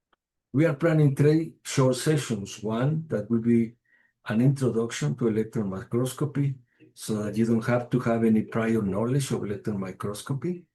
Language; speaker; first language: English; non-native, fluent; Spanish